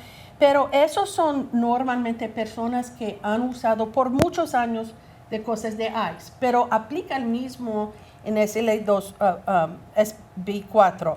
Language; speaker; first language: Spanish; non-native, learner; English